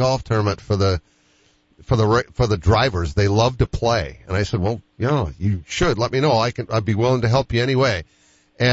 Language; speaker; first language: English; native; English